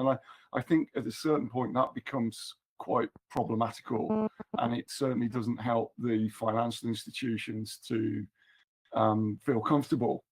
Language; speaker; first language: English; native; English